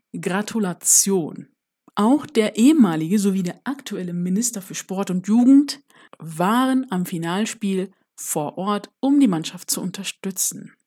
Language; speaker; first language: German; early bilingual, other home language; Turkish